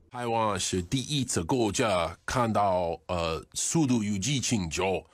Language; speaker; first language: Chinese; non-native, learner; English